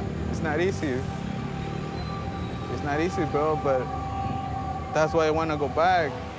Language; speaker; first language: English; early bilingual, other home language; Spanish